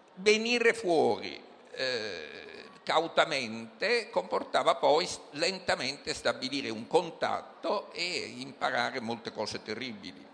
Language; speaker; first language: Italian; native; Italian